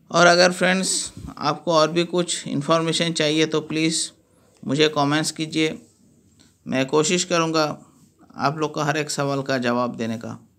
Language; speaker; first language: Hindi; non-native, local second language; Bangla